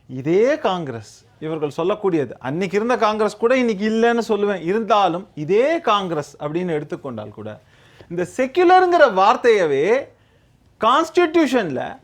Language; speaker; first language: Tamil; native; Tamil